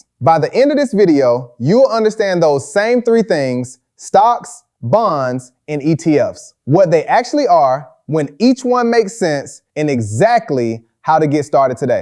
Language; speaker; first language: English; native; English